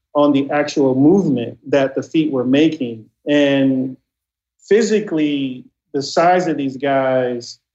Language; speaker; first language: English; native; English